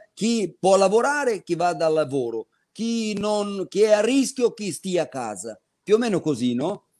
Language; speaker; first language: Italian; non-native, fluent; Portuguese